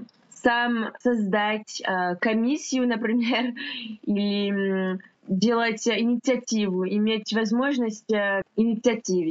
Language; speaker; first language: Russian; non-native, fluent; French